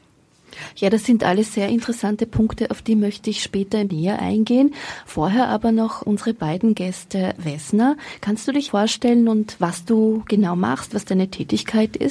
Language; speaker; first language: German; native; German